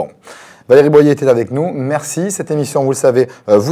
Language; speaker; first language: French; native; French